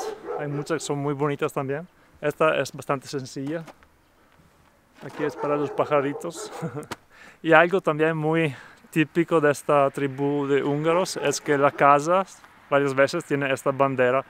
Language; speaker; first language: Spanish; non-native, fluent; Portuguese